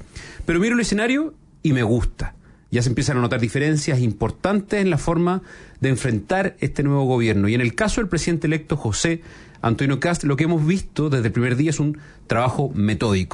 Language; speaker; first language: Spanish; native; Spanish